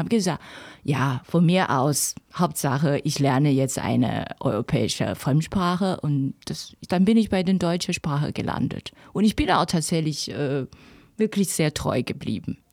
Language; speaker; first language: German; non-native, fluent; Chinese